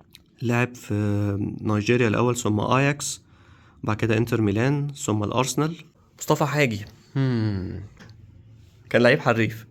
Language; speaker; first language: Arabic; native; Arabic